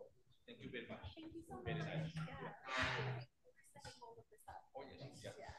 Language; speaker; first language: English; non-native, learner; Indonesian